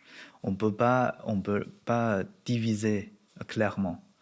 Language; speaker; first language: French; non-native, learner; Chinese